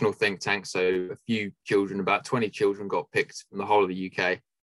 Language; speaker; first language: English; native; English